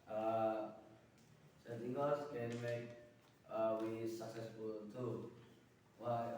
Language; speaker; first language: English; non-native, learner; Indonesian